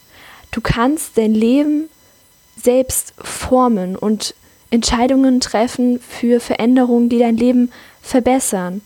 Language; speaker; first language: German; native; German